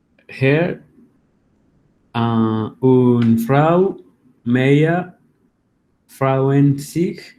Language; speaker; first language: German; non-native, learner; Spanish